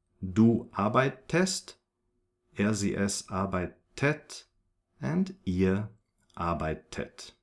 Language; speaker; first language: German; non-native, fluent; English